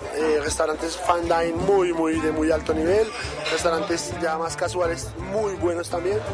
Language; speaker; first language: Spanish; native; Spanish